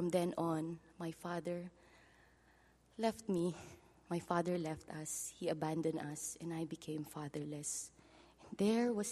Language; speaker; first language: English; non-native, local second language; Filipino